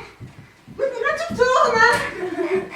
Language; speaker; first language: French; native; French